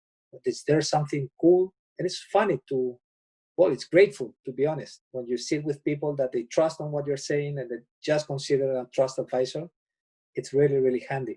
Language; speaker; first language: English; non-native, fluent; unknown